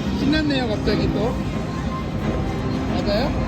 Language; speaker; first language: Korean; native; Korean